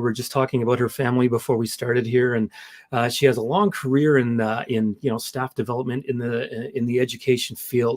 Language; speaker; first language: English; native; English